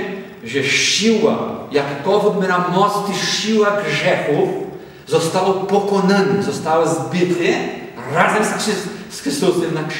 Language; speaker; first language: Polish; non-native, learner; Portuguese